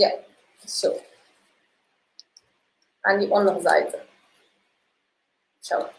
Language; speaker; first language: German; non-native, learner; Dutch